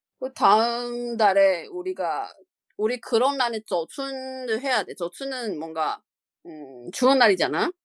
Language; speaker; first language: Korean; non-native, learner; Chinese